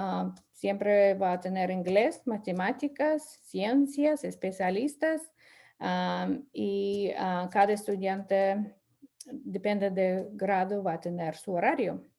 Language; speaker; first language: Spanish; non-native, fluent; English